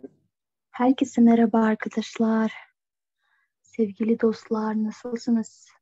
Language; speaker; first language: Turkish; non-native, fluent; Kyrgyz